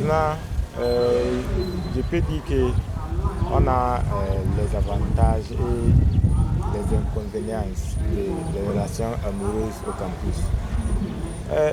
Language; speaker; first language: French; non-native, learner; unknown